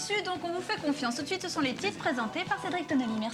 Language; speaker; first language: French; native; French